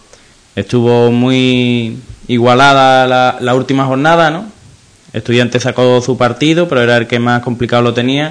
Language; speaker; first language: Spanish; native; Spanish